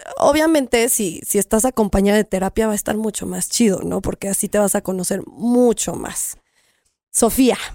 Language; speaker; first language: Spanish; native; Spanish